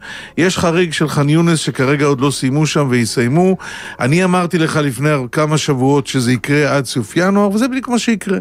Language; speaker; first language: Hebrew; native; Hebrew